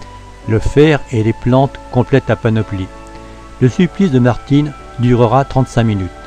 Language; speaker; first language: French; native; French